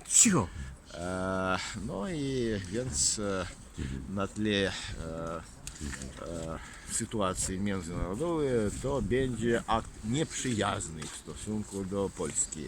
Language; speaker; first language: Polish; non-native, fluent; Russian